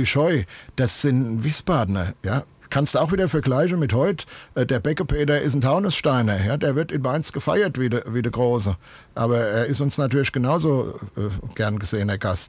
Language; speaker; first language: German; native; German